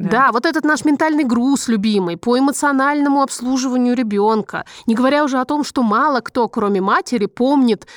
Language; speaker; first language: Russian; native; Russian